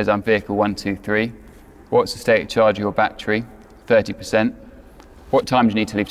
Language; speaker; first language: English; native; English